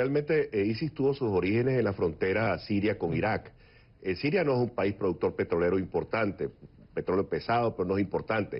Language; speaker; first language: Spanish; native; Spanish